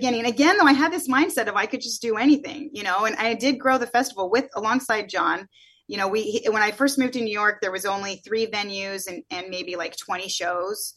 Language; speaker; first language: English; native; English